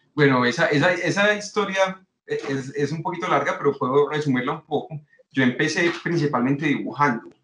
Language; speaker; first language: Spanish; native; Spanish